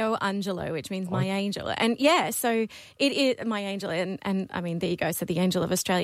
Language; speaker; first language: English; non-native, local second language; Dutch